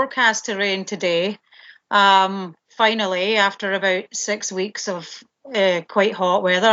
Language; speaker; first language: English; native; English